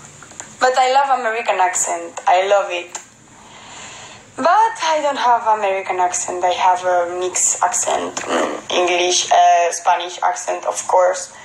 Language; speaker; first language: English; non-native, fluent; Spanish